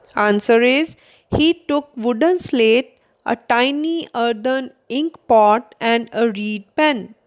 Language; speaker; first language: English; non-native, local second language; Punjabi